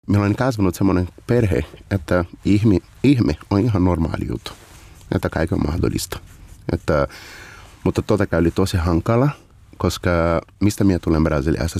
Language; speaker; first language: Finnish; non-native, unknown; Portuguese